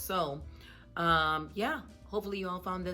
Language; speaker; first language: English; native; English